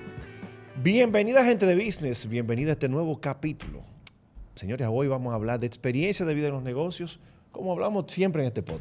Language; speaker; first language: Spanish; native; Spanish